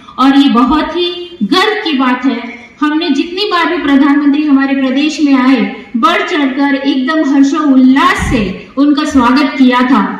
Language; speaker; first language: Hindi; non-native, local second language; Kannada